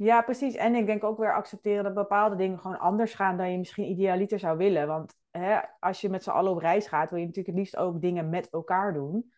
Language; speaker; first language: Dutch; native; Dutch